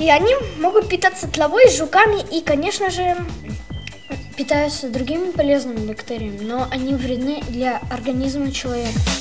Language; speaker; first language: Russian; native; Russian